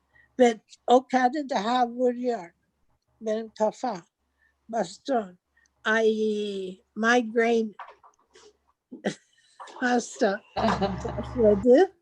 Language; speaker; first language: Turkish; non-native, learner; English